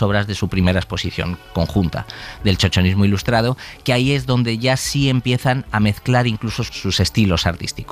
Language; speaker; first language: Spanish; native; Spanish